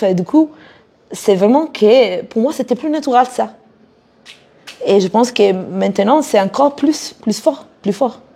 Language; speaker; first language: French; non-native, fluent; Italian